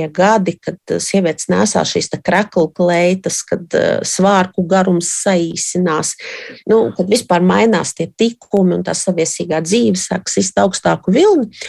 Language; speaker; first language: Latvian; native; Latvian